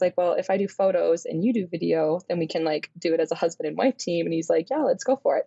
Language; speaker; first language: English; native; English